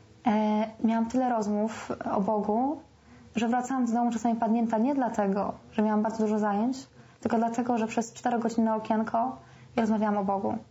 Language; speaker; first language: Polish; native; Polish